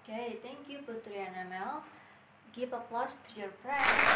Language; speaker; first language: English; non-native, learner; Indonesian